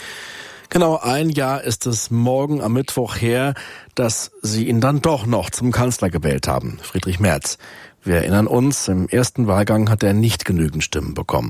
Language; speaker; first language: German; native; German